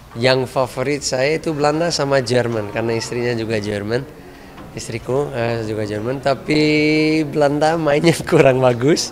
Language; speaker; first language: Indonesian; early bilingual, heritage; Dutch